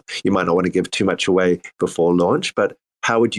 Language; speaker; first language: English; native; English